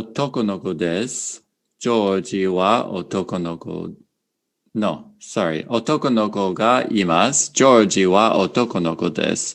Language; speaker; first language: Japanese; non-native, learner; English